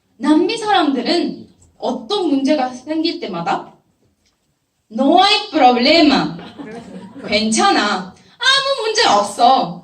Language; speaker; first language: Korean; non-native, fluent; Japanese